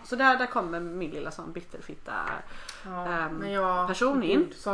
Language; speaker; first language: Swedish; native; Swedish